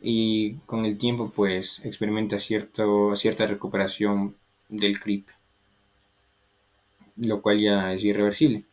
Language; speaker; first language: Spanish; native; Spanish